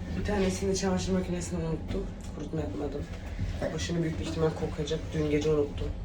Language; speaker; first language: Turkish; early bilingual, heritage; Turkish